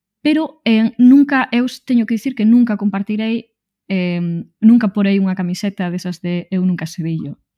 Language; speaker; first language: Galician; native; Galician